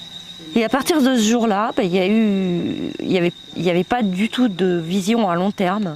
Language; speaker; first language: French; native; French